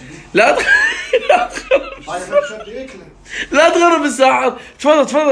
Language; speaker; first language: Arabic; native; Arabic